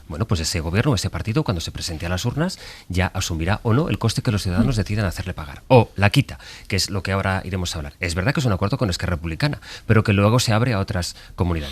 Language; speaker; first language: Spanish; native; Spanish